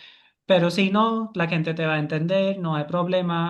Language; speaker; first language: Spanish; non-native, fluent; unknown